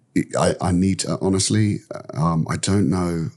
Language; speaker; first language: English; native; English